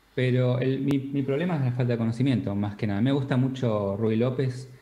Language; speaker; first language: Spanish; native; Spanish